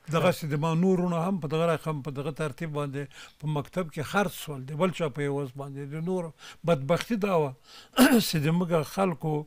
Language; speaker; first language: Pashto; native; Pashto